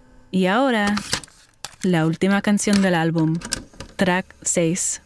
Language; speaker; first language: Spanish; early bilingual, heritage; Spanish